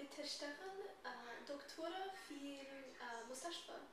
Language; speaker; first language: Arabic; non-native, learner; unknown